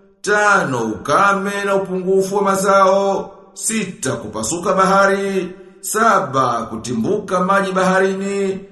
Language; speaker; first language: Swahili; native; Swahili